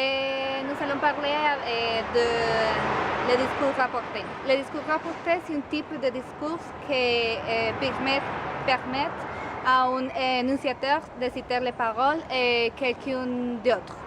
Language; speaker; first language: French; non-native, learner; Spanish